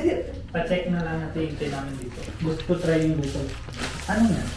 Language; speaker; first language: Filipino; non-native, learner; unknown